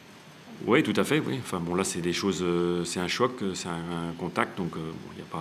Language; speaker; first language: French; native; French